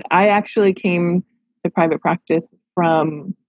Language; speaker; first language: English; native; English